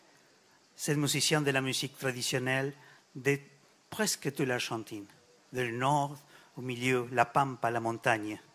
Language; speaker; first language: French; non-native, fluent; Spanish